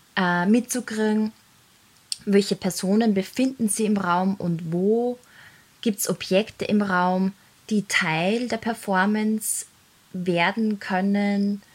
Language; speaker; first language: German; native; German